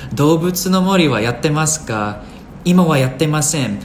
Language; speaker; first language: Japanese; non-native, fluent; English